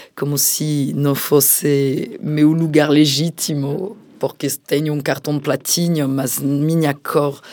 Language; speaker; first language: Portuguese; non-native, fluent; French